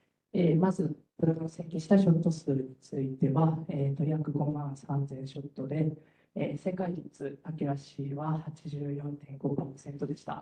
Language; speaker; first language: Japanese; native; Japanese